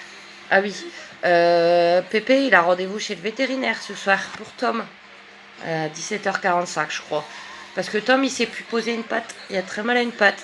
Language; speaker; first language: French; native; French